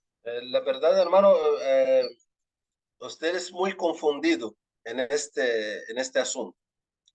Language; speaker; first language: Spanish; non-native, fluent; Arabic